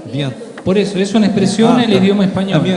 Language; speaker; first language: Spanish; non-native, local second language; Portuguese